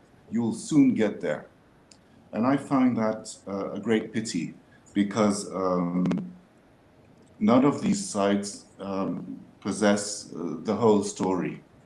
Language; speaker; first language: English; early bilingual, other home language; French